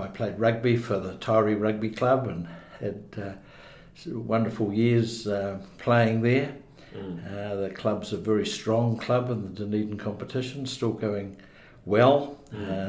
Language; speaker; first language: English; native; English